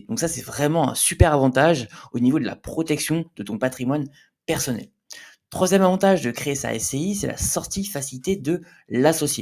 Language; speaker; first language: French; native; French